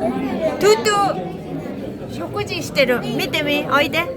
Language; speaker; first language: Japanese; non-native, learner; Mongolian